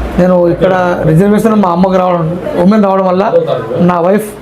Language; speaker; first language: Telugu; non-native, local second language; Lambadi